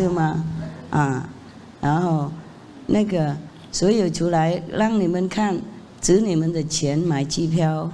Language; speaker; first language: Chinese; non-native, fluent; Vietnamese